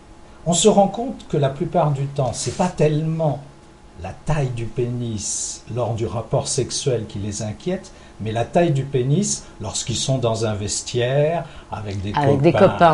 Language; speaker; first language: French; native; French